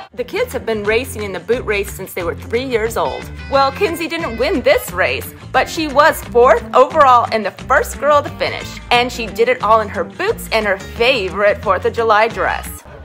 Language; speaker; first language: English; native; English